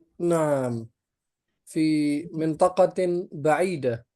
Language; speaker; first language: Arabic; non-native, fluent; Indonesian